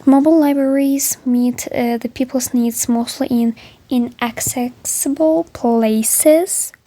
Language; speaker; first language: English; non-native, learner; Azerbaijani